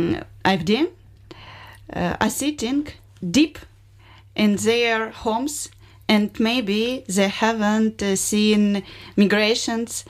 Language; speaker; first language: English; non-native, learner; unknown